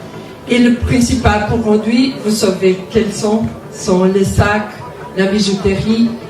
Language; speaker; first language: French; non-native, learner; Portuguese